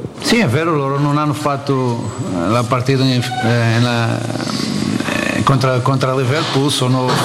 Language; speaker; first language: Italian; non-native, fluent; Portuguese